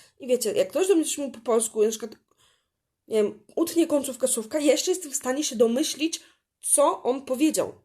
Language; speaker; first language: Polish; native; Polish